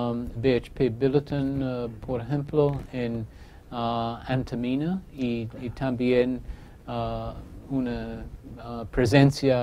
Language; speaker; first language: Spanish; non-native, fluent; English